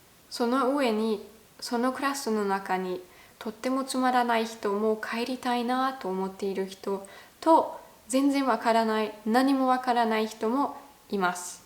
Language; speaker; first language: Japanese; non-native, fluent; German